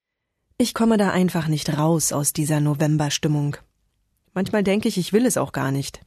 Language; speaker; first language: German; native; German